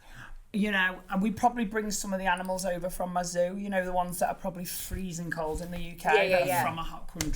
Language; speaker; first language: English; native; English